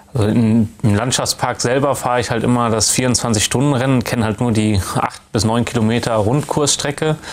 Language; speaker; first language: German; native; German